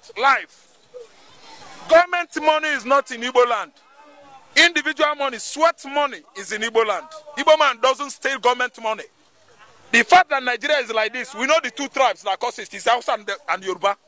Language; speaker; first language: English; non-native, local second language; Igbo